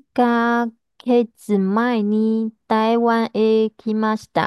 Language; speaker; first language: Japanese; non-native, learner; Chinese